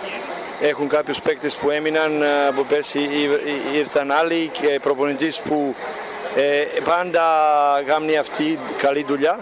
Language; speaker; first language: Greek; non-native, learner; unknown